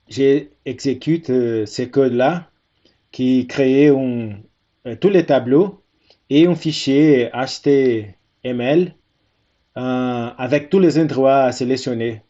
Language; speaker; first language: French; non-native, fluent; Portuguese